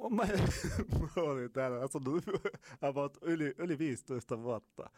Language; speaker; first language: Finnish; non-native, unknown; Arabic